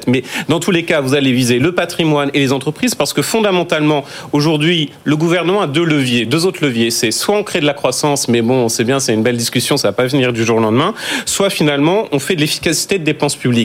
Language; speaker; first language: French; native; French